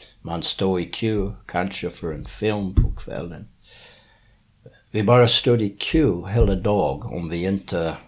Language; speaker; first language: Swedish; early bilingual, heritage; English